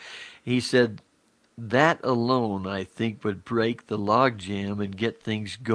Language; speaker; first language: English; native; English